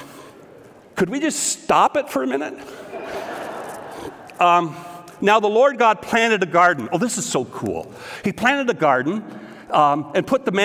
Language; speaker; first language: English; native; English